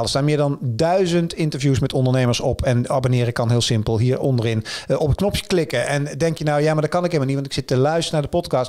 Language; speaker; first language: Dutch; native; Dutch